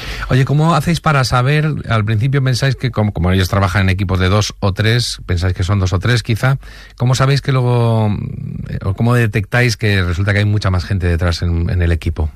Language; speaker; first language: Spanish; native; Spanish